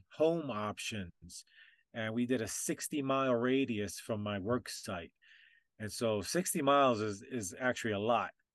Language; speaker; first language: English; native; English